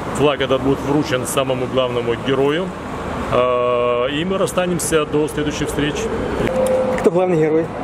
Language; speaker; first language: Russian; native; Russian